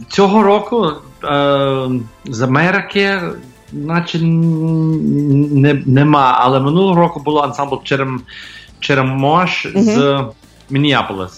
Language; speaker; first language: Ukrainian; early bilingual, heritage; English